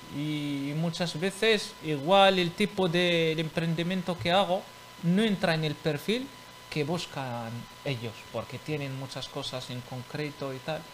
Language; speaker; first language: Spanish; non-native, fluent; Arabic